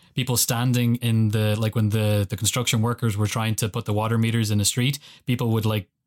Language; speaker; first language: English; native; English